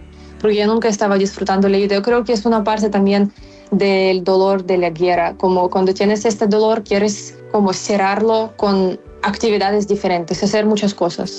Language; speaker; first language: Spanish; non-native, fluent; Ukrainian